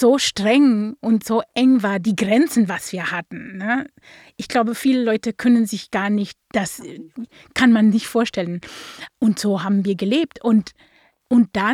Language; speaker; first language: German; non-native, fluent; Afrikaans